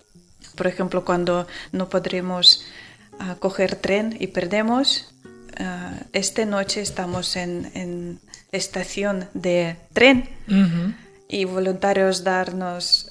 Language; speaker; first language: Spanish; non-native, learner; Ukrainian